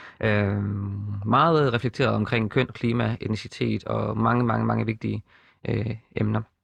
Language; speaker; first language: Danish; native; Danish